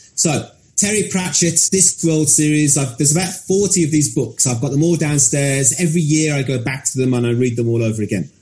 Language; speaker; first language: English; native; English